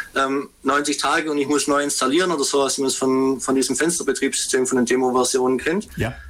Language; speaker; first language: German; native; German